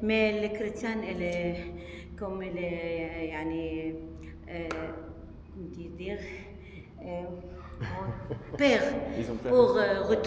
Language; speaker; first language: French; non-native, learner; Arabic